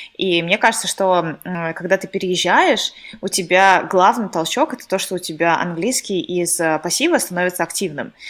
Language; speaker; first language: Russian; native; Russian